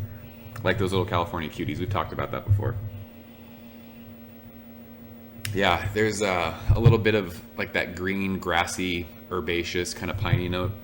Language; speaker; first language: English; native; English